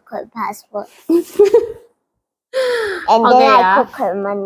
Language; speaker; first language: English; non-native, local second language; Cantonese